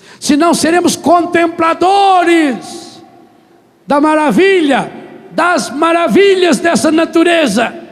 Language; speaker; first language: Portuguese; native; Portuguese